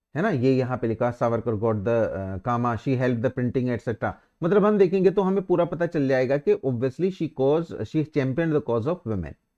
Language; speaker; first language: Hindi; native; Hindi